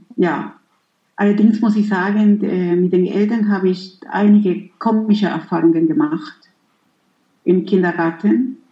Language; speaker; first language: German; non-native, fluent; Spanish